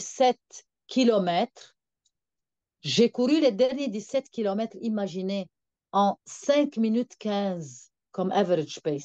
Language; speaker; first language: French; non-native, local second language; Arabic